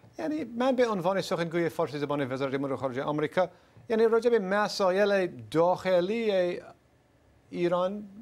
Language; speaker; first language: Persian; non-native, fluent; English